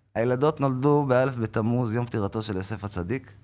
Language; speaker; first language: Hebrew; native; Hebrew